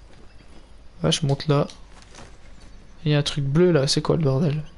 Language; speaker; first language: French; native; French